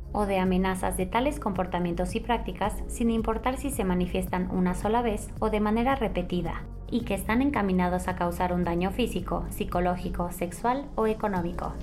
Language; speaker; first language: Spanish; native; Spanish